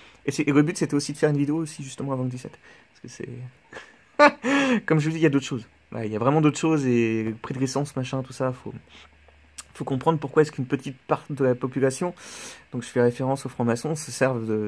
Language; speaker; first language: French; native; French